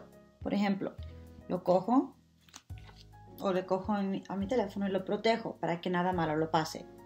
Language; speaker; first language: Spanish; early bilingual, heritage; Spanish